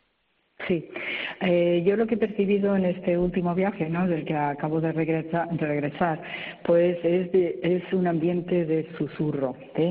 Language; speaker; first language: Spanish; native; Spanish